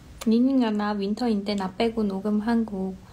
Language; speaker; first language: Korean; non-native, fluent; Chinese